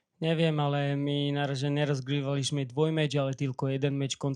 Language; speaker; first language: Polish; non-native, learner; Slovak